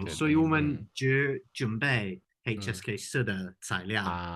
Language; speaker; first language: Chinese; non-native, fluent; English